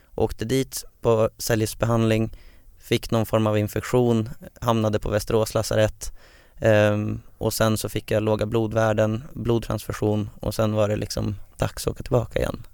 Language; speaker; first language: Swedish; native; Swedish